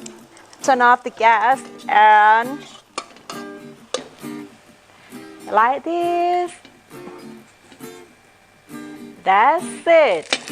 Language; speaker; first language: English; non-native, fluent; Thai